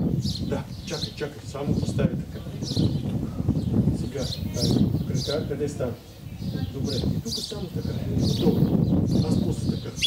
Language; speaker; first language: Bulgarian; non-native, learner; Russian